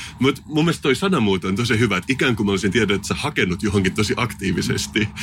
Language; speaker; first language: Finnish; native; Finnish